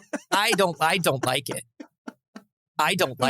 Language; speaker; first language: English; native; English